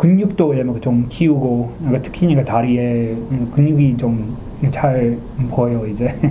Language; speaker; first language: Korean; non-native, learner; English